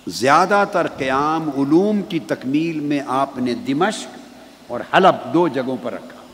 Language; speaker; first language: Urdu; non-native, local second language; Punjabi